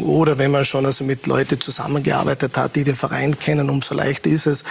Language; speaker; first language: German; native; German